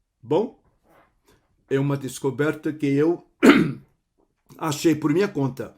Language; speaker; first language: Portuguese; non-native, fluent; Cantonese